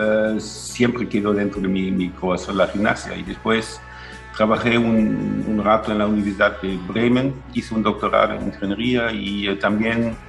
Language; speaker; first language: Spanish; non-native, fluent; German